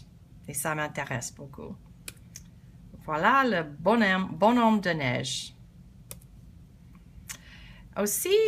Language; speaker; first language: French; non-native, learner; English